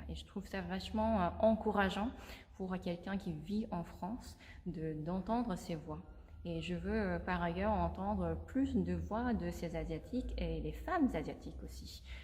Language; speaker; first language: French; non-native, fluent; Korean